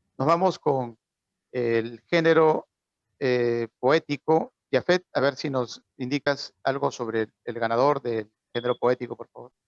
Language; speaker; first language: Spanish; native; Spanish